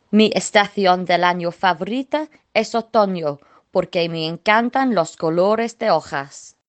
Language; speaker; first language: Spanish; non-native, fluent; English